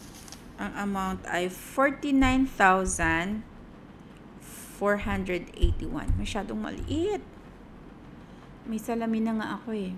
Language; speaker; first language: Filipino; native; Filipino